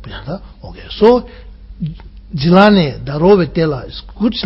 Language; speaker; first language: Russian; non-native, learner; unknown